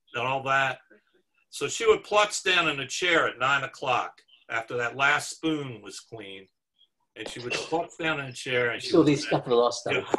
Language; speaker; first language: English; native; English